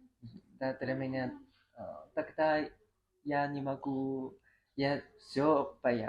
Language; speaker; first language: Russian; non-native, learner; Chinese